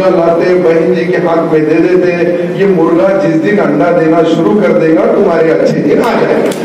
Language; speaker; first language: Hindi; non-native, local second language; Marathi